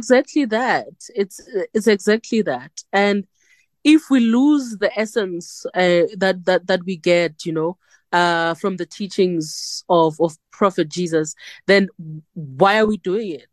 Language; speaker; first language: English; non-native, local second language; Northern Sotho